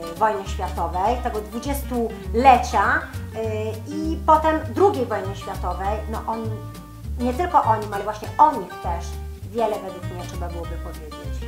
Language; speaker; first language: Polish; non-native, fluent; Italian